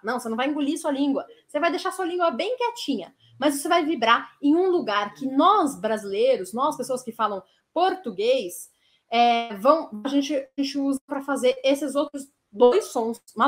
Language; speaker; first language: Portuguese; native; Portuguese